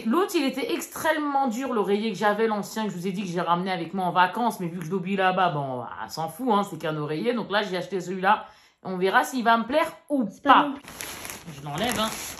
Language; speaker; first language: French; native; French